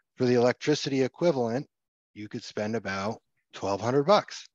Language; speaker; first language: English; native; English